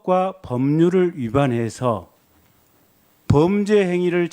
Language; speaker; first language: Korean; native; Korean